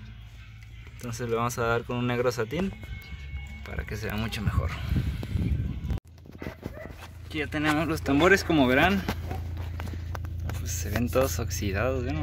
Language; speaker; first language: Spanish; native; Spanish